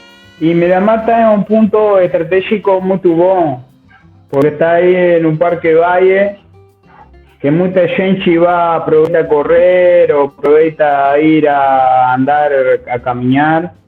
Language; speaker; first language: Portuguese; non-native, learner; Spanish